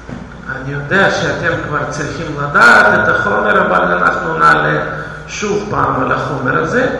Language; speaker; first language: Hebrew; non-native, fluent; Russian